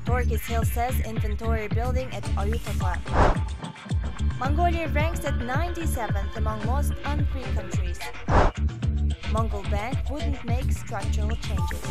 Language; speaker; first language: English; non-native, fluent; Mongolian